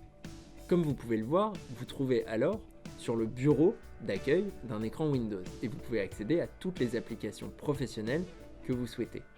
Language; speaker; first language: French; native; French